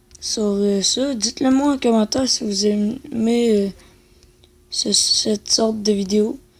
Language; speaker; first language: French; native; French